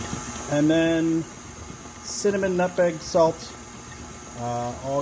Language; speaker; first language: English; native; English